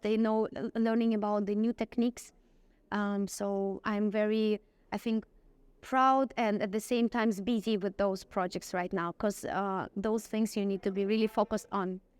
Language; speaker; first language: English; non-native, fluent; Russian